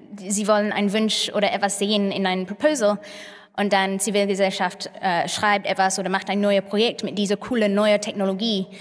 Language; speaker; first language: German; non-native, fluent; English